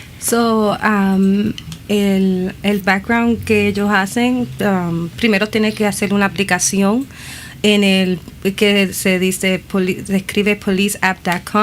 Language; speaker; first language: Spanish; early bilingual, other home language; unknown